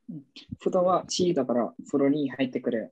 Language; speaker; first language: Japanese; non-native, learner; Vietnamese